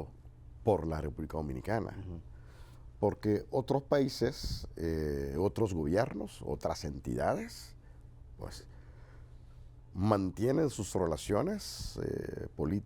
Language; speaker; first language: Spanish; non-native, fluent; Haitian Creole